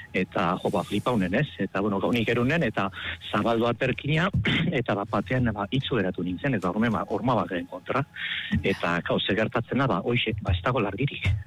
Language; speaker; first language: Basque; native; Basque